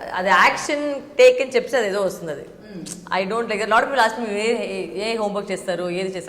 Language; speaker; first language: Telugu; non-native, local second language; Tamil